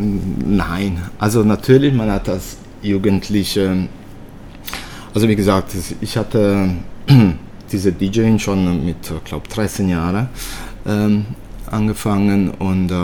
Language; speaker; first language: German; early bilingual, other home language; Italian